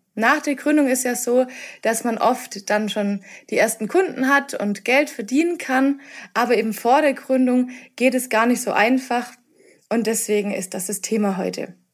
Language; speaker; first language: German; native; German